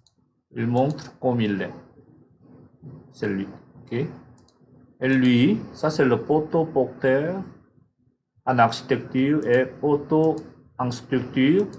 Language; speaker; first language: French; non-native, fluent; Korean